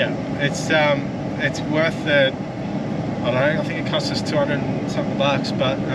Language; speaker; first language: English; native; English